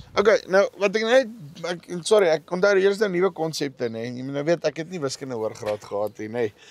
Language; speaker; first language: Afrikaans; native; Afrikaans